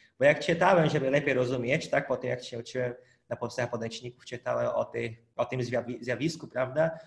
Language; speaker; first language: Polish; non-native, fluent; Portuguese